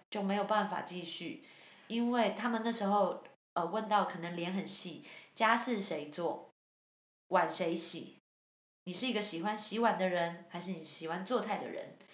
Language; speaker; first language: Chinese; native; Chinese